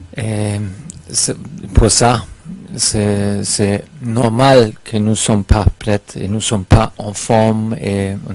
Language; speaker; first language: French; non-native, fluent; German